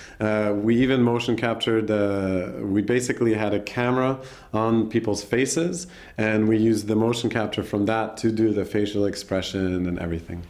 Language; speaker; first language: English; native; English